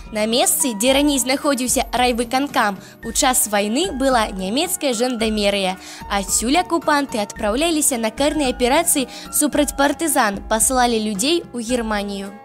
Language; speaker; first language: Belarusian; native; Belarusian